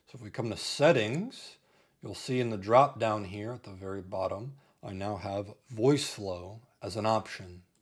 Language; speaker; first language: English; native; English